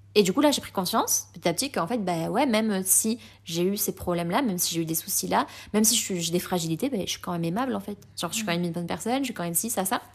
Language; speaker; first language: French; native; French